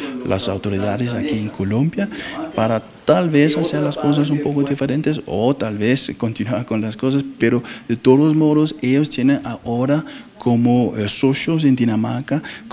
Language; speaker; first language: Spanish; non-native, fluent; Danish